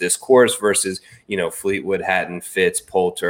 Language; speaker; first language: English; native; English